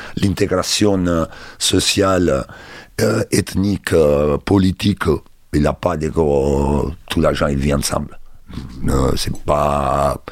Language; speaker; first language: French; non-native, learner; Italian